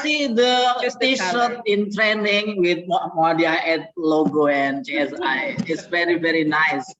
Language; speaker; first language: English; non-native, learner; Indonesian